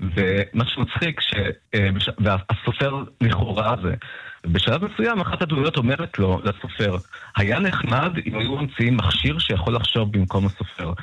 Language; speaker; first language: Hebrew; early bilingual, other home language; Russian